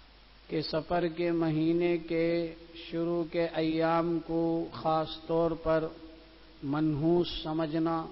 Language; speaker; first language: Urdu; native; Urdu